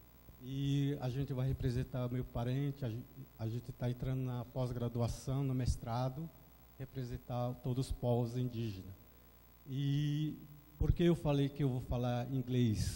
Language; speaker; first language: Portuguese; non-native, local second language; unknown